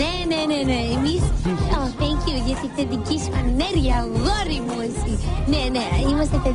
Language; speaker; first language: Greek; early bilingual, heritage; Greek